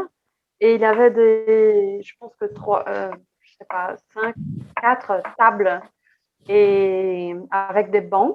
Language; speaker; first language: French; non-native, fluent; Portuguese